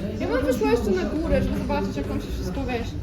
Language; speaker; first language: Polish; non-native, fluent; Ukrainian